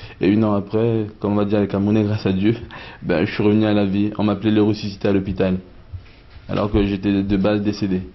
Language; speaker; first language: French; early bilingual, other home language; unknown